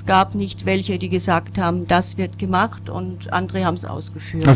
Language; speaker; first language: German; native; German